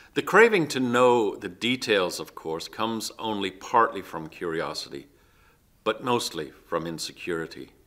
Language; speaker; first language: English; native; English